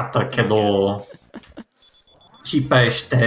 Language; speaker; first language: Japanese; non-native, learner; English